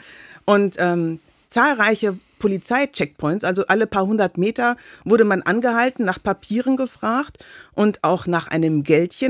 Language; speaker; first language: German; native; German